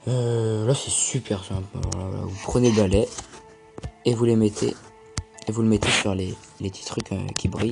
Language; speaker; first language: French; native; French